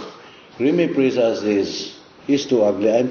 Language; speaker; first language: English; non-native, local second language; Cebuano